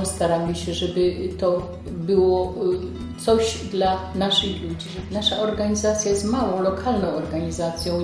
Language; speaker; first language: Polish; native; Polish